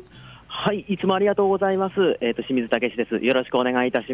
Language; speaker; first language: Japanese; native; Japanese